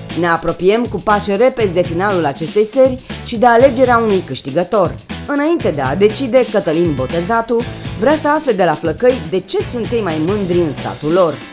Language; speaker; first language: Romanian; native; Romanian